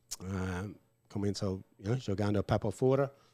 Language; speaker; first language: Portuguese; non-native, learner; English